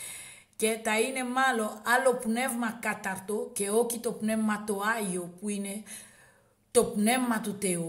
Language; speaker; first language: Greek; non-native, learner; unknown